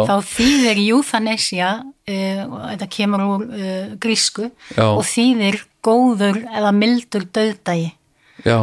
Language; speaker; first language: Icelandic; non-native, fluent; Dutch